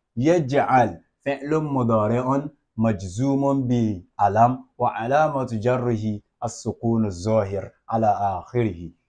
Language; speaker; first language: Arabic; non-native, fluent; Yoruba